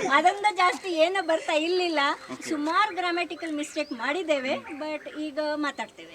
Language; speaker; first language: Kannada; non-native, local second language; Gujarati